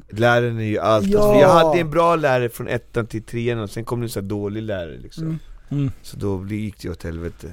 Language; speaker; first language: Swedish; native; Swedish